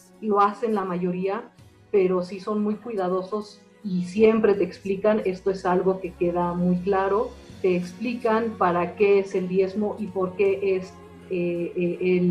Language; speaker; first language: Spanish; native; Spanish